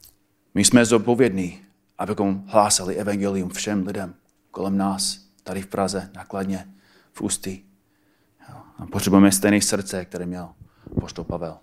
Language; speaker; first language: Czech; non-native, fluent; English